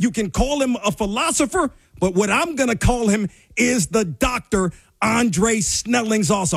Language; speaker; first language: English; native; English